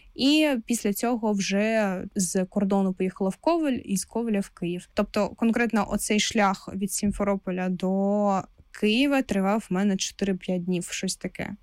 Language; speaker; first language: Ukrainian; non-native, local second language; Russian